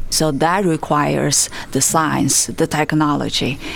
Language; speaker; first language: English; non-native, fluent; Chinese